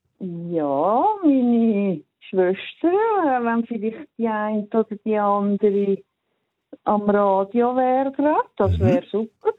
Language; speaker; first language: German; native; German